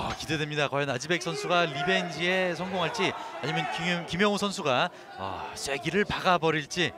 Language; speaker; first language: Korean; native; Korean